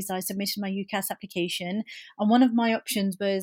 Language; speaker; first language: English; native; English